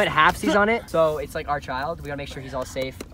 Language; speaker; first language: English; native; English